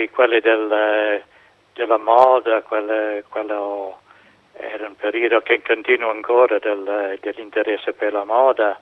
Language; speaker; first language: Italian; non-native, fluent; English